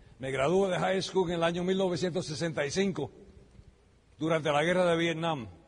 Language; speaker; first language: Spanish; early bilingual, heritage; Spanish